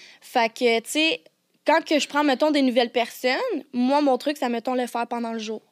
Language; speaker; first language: French; native; French